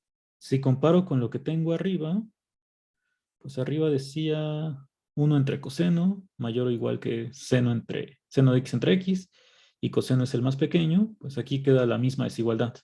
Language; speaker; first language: Spanish; native; Spanish